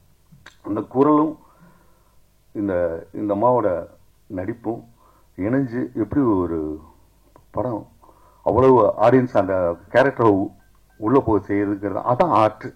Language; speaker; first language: Tamil; native; Tamil